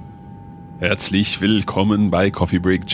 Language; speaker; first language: German; non-native, learner; English